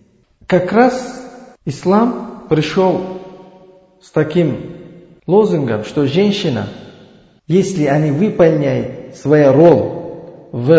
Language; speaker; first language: Russian; non-native, learner; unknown